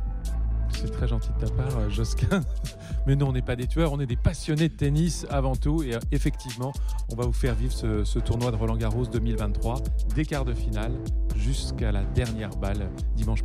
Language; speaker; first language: French; native; French